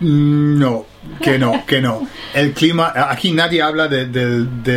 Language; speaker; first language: Spanish; non-native, fluent; English